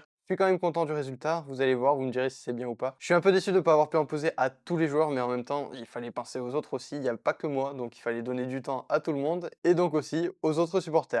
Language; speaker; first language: French; native; French